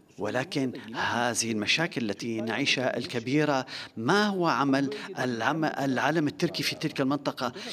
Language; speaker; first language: Arabic; non-native, fluent; Turkish